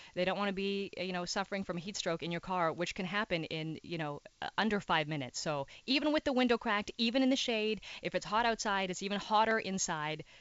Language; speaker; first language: English; native; English